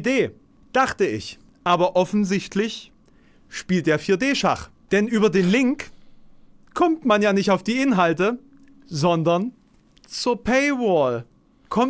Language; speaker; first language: German; native; German